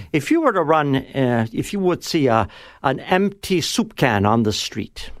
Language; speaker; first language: English; native; English